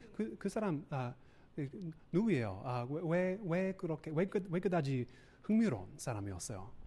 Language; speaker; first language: Korean; non-native, learner; English